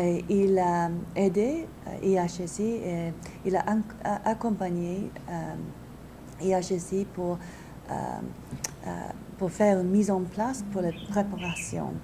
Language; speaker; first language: French; non-native, fluent; English